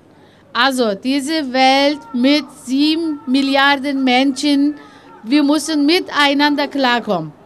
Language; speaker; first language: German; early bilingual, other home language; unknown